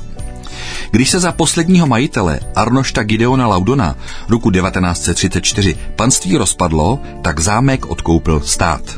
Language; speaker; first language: Czech; native; Czech